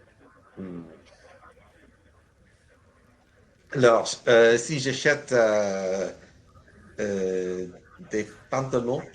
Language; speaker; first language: French; non-native, learner; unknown